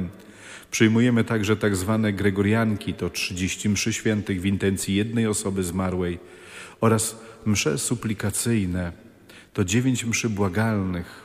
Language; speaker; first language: Polish; native; Polish